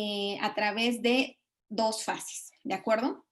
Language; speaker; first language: Spanish; native; Spanish